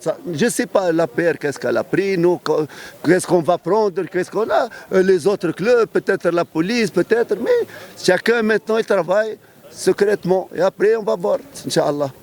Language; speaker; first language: French; non-native, local second language; Arabic